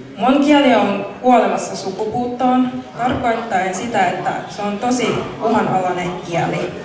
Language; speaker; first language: Finnish; early bilingual, other home language; Mon